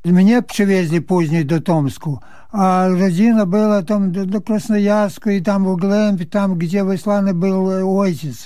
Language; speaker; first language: Polish; early bilingual, heritage; Polish